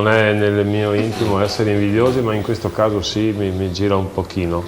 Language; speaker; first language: Italian; native; Italian